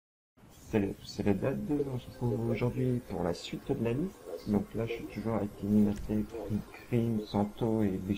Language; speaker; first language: French; native; French